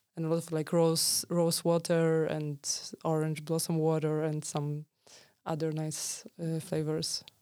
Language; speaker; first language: English; non-native, fluent; Polish